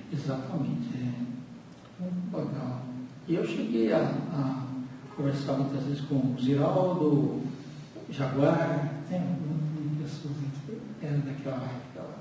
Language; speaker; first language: Portuguese; native; Portuguese